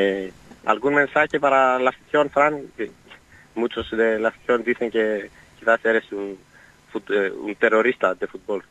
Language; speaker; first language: Spanish; non-native, learner; Greek